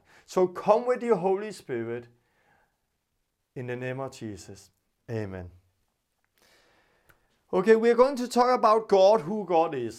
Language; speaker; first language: English; non-native, fluent; Danish